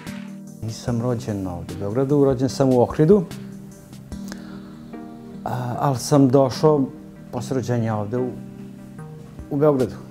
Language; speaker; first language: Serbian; early bilingual, other home language; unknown